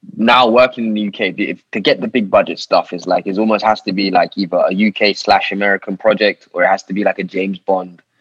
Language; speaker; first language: English; native; English